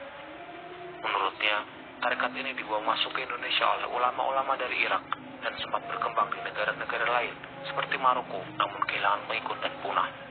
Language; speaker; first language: Indonesian; native; Indonesian